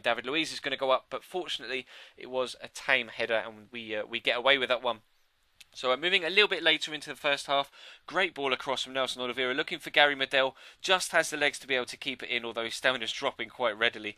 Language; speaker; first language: English; native; English